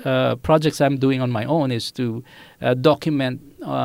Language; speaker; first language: English; non-native, local second language; Filipino